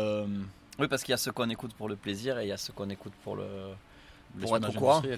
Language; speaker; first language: French; native; French